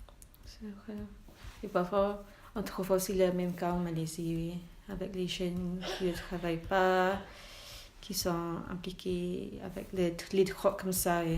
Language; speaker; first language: French; non-native, learner; Malay